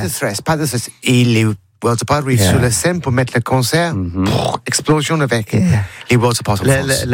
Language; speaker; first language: French; non-native, learner; English